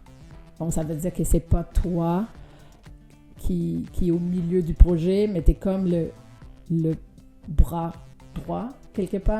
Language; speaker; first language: French; non-native, fluent; Danish